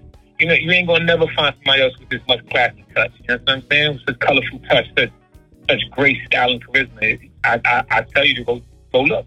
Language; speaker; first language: English; native; English